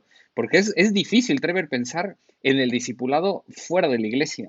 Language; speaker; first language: Spanish; native; Spanish